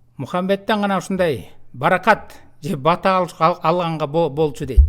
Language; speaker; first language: Russian; non-native, local second language; Kyrgyz